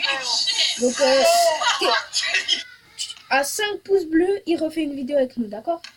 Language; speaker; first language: French; native; French